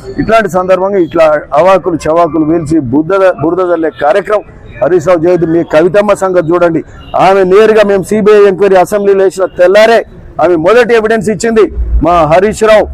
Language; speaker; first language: Telugu; native; Telugu